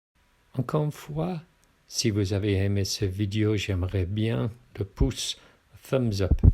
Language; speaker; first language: French; non-native, fluent; English